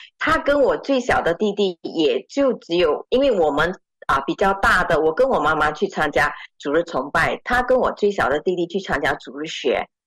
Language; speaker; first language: Chinese; native; Chinese